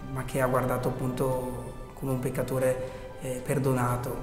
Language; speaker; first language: Italian; native; Italian